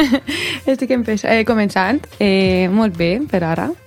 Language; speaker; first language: Catalan; non-native, learner; French